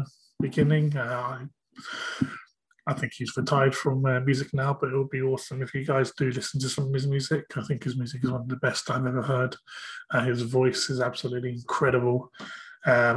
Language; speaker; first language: English; native; English